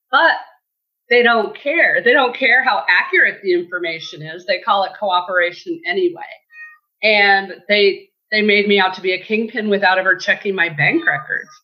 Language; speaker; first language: English; native; English